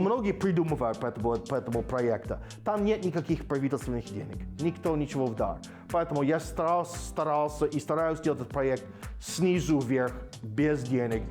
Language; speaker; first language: Russian; non-native, fluent; English